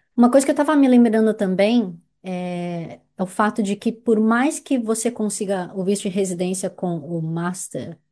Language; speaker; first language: Portuguese; native; Portuguese